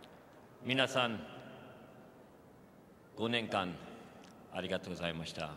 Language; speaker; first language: Japanese; non-native, learner; German